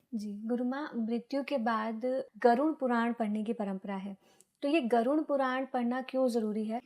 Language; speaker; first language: Hindi; native; Hindi